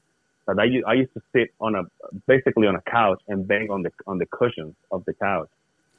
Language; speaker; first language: English; non-native, fluent; Spanish